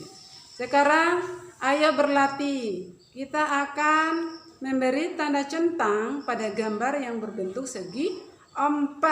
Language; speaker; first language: Indonesian; native; Indonesian